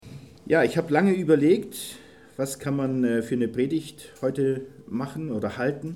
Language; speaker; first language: German; native; German